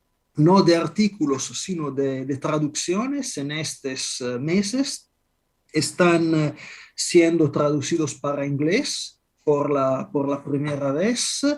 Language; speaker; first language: Spanish; non-native, fluent; Italian